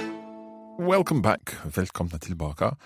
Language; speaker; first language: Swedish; non-native, learner; English